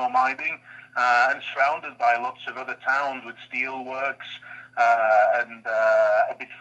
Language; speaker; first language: English; native; English